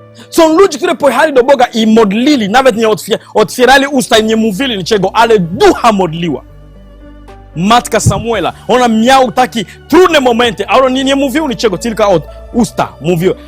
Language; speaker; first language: Polish; non-native, learner; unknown